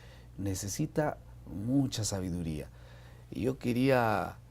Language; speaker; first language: Spanish; native; Spanish